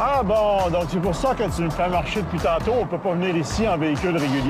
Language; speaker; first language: French; native; French